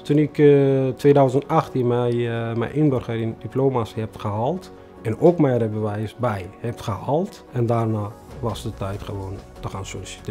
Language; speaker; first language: Dutch; non-native, fluent; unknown